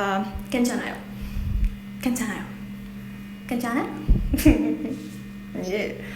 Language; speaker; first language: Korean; non-native, learner; Hungarian